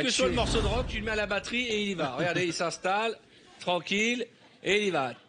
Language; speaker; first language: French; native; French